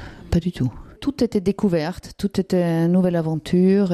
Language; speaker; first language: French; non-native, fluent; German